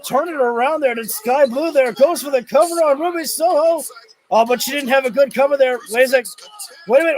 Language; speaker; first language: English; native; English